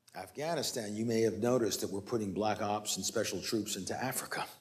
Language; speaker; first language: English; native; English